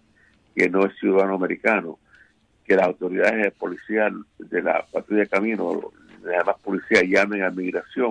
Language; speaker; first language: Spanish; native; Spanish